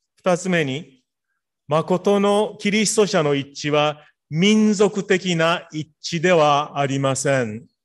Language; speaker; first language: Japanese; native; Japanese